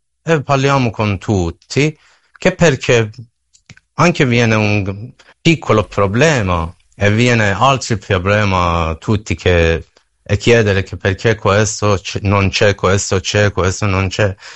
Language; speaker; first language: Italian; non-native, learner; Persian